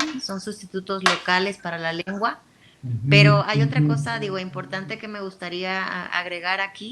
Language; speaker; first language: Spanish; native; Spanish